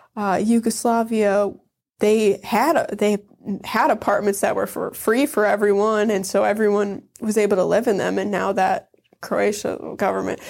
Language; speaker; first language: English; native; English